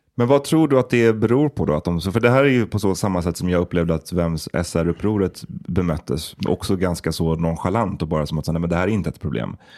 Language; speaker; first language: Swedish; native; Swedish